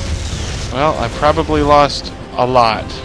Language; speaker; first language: English; native; English